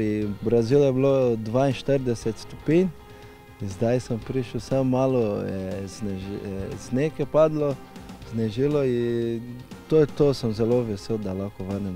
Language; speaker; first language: Slovenian; non-native, learner; Portuguese